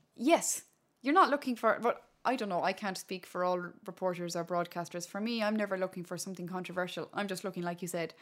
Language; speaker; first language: English; non-native, local second language; Irish